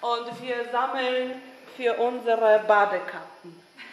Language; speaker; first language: German; non-native, fluent; English